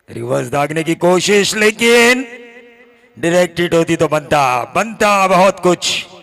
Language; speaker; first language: Hindi; non-native, local second language; Marathi